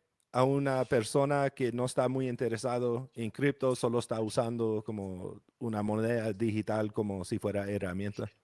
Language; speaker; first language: Spanish; non-native, fluent; English